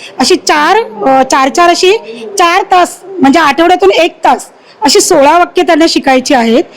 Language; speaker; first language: Marathi; native; Marathi